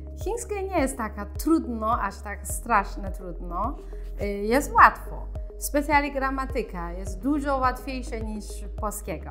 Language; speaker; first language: Polish; non-native, learner; Chinese